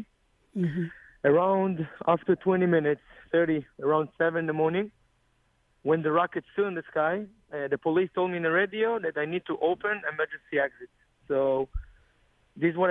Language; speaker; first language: English; non-native, learner; Hebrew